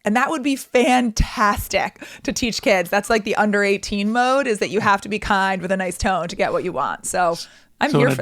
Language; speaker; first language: English; native; English